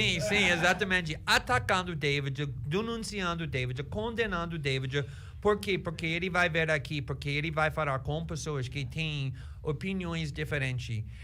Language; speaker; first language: Portuguese; non-native, fluent; English